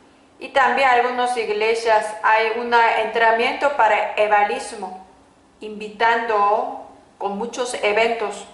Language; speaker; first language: Spanish; non-native, fluent; Korean